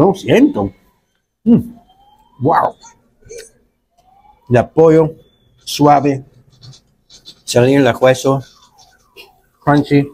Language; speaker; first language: Spanish; non-native, learner; English